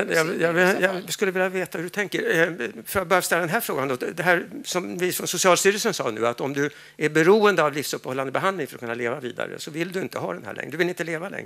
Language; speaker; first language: Swedish; native; Swedish